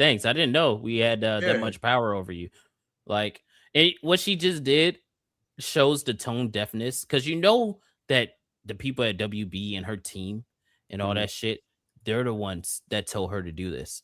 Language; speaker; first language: English; native; English